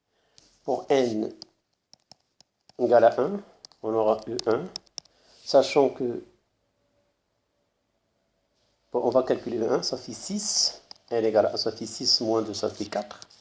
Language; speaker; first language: French; non-native, local second language; Arabic